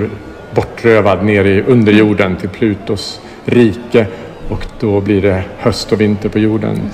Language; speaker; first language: Swedish; native; Swedish